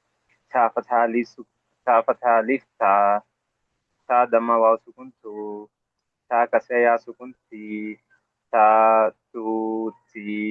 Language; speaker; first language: Arabic; non-native, learner; Telugu